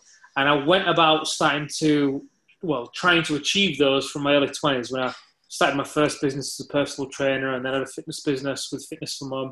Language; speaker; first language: English; native; English